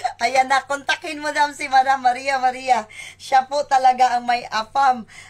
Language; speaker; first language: Filipino; native; Filipino